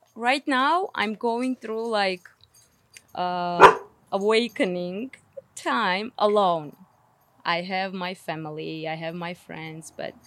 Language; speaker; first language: English; non-native, fluent; Armenian